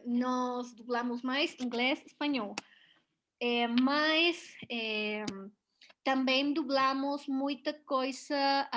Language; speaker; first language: Portuguese; non-native, learner; Spanish